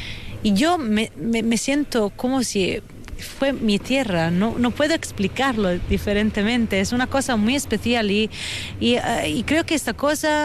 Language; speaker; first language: Spanish; non-native, fluent; Italian